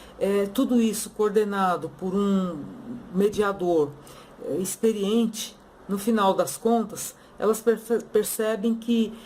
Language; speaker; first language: Portuguese; native; Portuguese